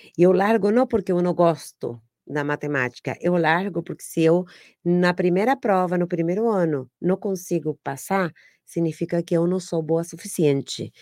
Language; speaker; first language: Portuguese; non-native, fluent; Spanish